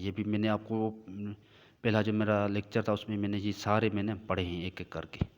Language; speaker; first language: Urdu; non-native, local second language; Sindhi